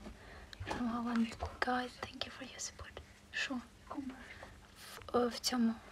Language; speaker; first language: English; non-native, learner; Ukrainian